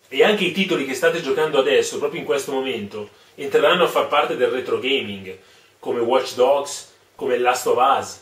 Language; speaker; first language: Italian; native; Italian